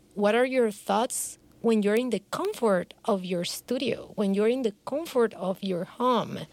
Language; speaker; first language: English; non-native, fluent; Spanish